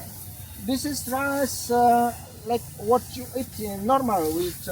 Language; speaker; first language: English; non-native, learner; Indonesian